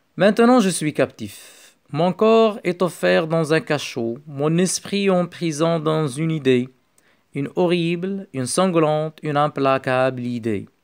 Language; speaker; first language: French; non-native, local second language; Arabic